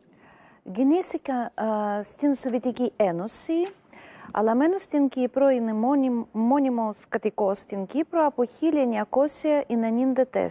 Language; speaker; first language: Greek; non-native, learner; Russian